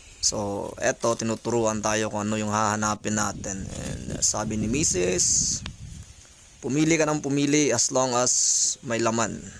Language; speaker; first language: Filipino; non-native, local second language; Cebuano